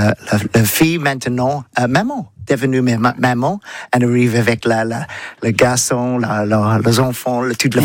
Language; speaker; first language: French; non-native, learner; English